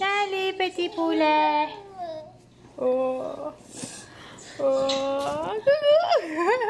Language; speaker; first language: French; native; French